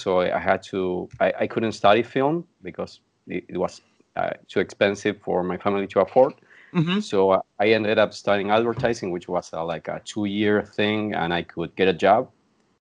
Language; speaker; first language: English; non-native, fluent; Spanish